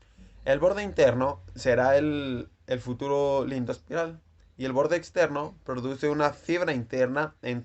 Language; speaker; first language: Spanish; native; Spanish